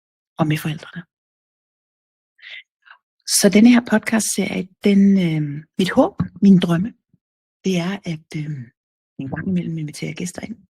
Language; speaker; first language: Danish; native; Danish